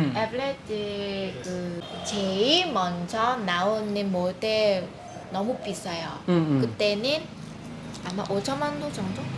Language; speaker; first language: Korean; non-native, learner; Vietnamese